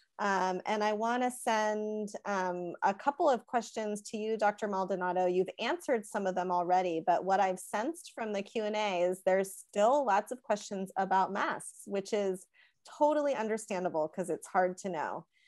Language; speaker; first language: English; native; English